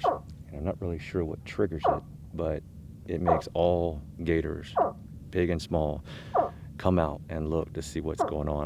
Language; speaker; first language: English; native; English